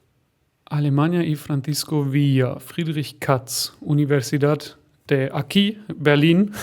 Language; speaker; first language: Spanish; non-native, fluent; German